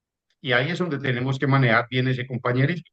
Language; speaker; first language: Spanish; native; Spanish